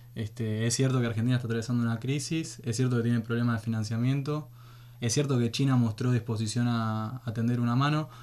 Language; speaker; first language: Spanish; native; Spanish